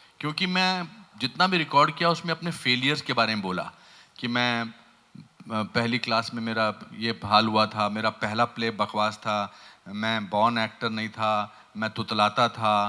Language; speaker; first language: Hindi; native; Hindi